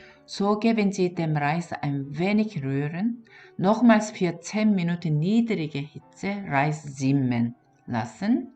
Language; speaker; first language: German; non-native, learner; Korean